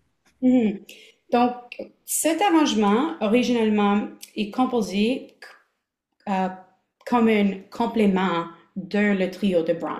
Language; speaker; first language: French; non-native, local second language; English